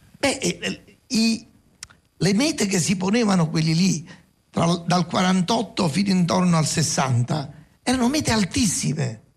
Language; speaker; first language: Italian; native; Italian